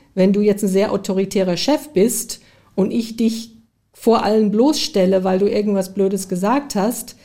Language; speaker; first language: German; early bilingual, heritage; German